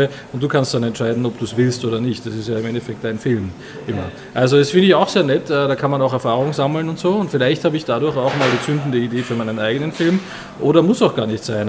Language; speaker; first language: German; native; German